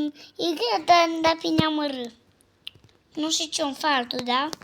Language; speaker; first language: Romanian; early bilingual, heritage; Romanian